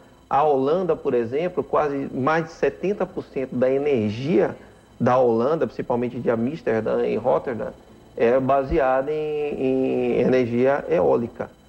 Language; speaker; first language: Portuguese; native; Portuguese